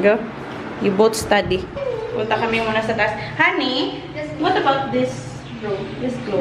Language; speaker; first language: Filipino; non-native, local second language; Hiligaynon